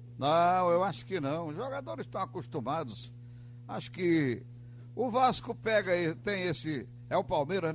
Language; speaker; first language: Portuguese; native; Portuguese